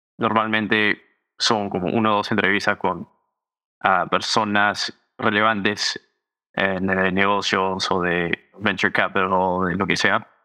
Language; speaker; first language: Spanish; early bilingual, heritage; Spanish